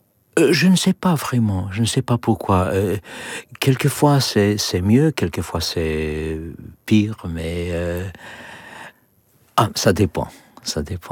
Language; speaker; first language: French; non-native, learner; English